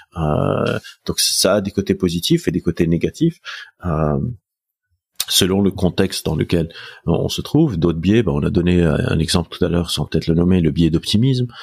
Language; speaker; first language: French; non-native, local second language; Arabic